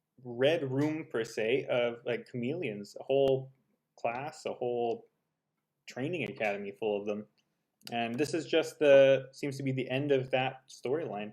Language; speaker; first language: English; native; English